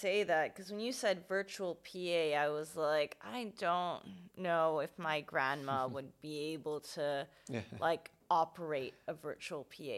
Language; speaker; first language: English; non-native, local second language; Cantonese